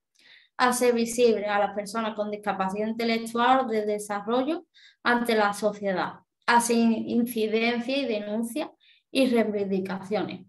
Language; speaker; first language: Spanish; native; Spanish